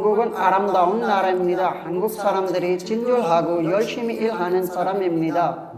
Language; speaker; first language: Korean; non-native, learner; Urdu